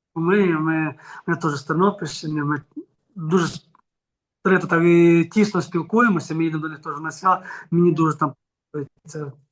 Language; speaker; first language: Ukrainian; native; Ukrainian